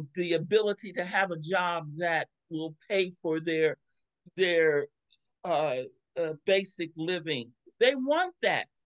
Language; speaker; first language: English; native; English